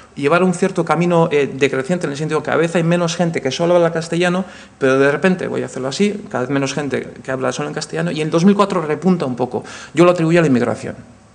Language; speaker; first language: Spanish; native; Spanish